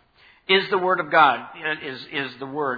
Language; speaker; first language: English; native; English